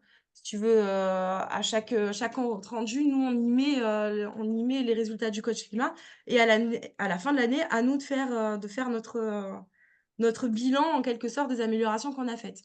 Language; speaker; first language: French; native; French